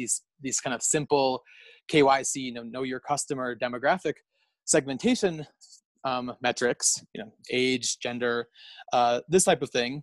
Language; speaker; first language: English; native; English